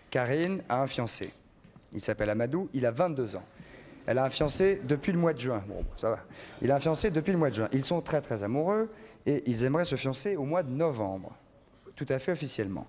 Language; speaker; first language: French; native; French